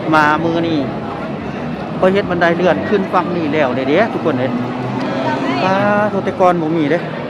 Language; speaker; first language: Thai; native; Thai